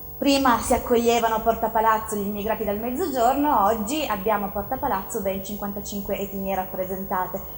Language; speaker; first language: Italian; early bilingual, other home language; Persian